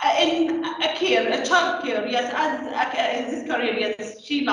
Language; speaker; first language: English; non-native, learner; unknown